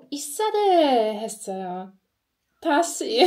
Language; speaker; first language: Korean; non-native, learner; German